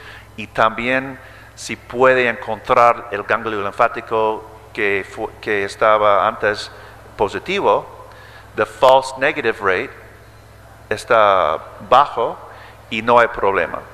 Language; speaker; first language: Spanish; early bilingual, heritage; English